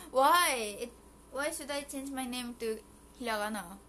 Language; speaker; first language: English; early bilingual, other home language; Japanese